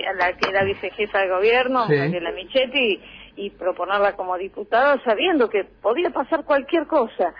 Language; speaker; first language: Spanish; native; Spanish